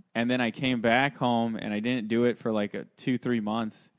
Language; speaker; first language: English; native; English